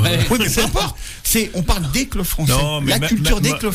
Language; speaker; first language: French; native; French